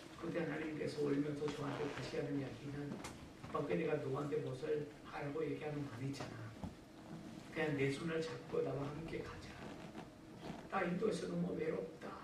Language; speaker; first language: Korean; non-native, fluent; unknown